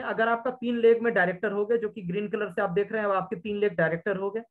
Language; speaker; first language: Hindi; native; Hindi